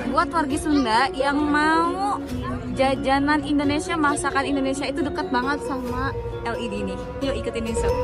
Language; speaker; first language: Indonesian; non-native, local second language; Sundanese